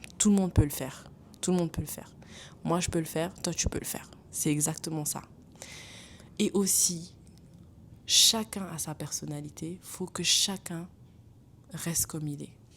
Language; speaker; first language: French; non-native, local second language; Wolof